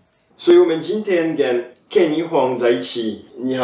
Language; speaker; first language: Chinese; non-native, fluent; French